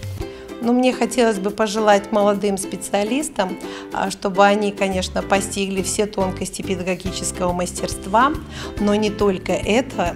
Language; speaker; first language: Russian; native; Russian